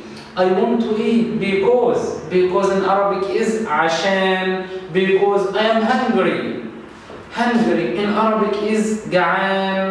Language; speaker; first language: English; non-native, fluent; Arabic